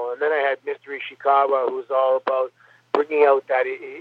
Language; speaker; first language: English; native; English